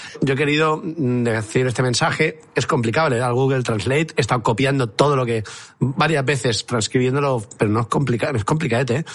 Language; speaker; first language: Spanish; native; Spanish